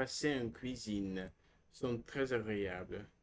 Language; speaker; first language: French; non-native, learner; Russian